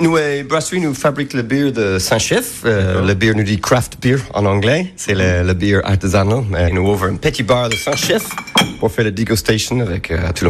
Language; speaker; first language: French; non-native, learner; English